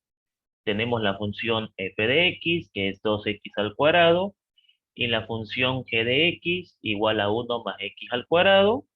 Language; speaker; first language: Spanish; native; Spanish